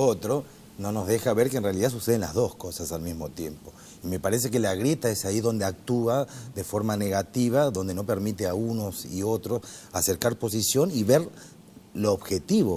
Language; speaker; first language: Spanish; native; Spanish